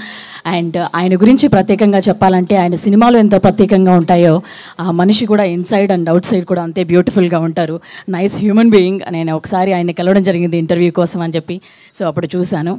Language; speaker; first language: Telugu; native; Telugu